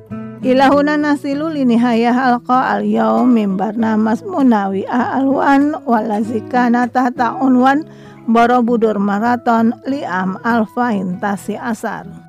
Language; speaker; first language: Arabic; non-native, learner; Indonesian